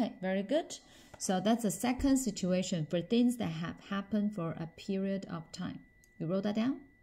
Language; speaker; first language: English; non-native, fluent; Chinese